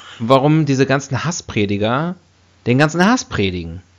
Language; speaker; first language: German; native; German